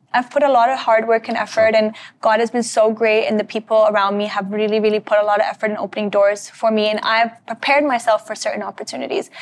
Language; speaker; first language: English; native; English